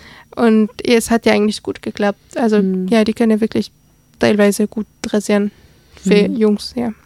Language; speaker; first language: German; early bilingual, other home language; Arabic